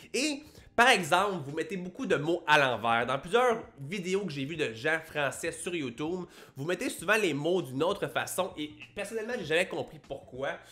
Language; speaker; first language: French; native; French